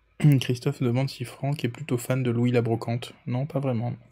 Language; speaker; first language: French; native; French